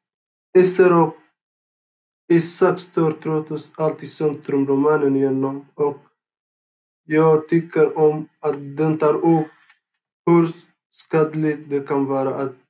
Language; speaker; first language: Swedish; non-native, learner; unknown